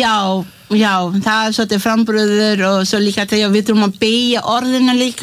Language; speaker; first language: Icelandic; non-native, learner; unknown